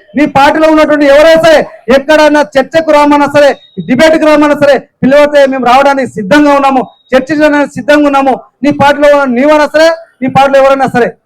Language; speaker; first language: Telugu; non-native, local second language; Lambadi